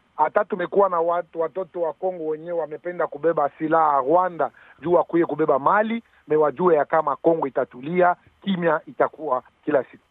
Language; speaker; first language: Swahili; native; Swahili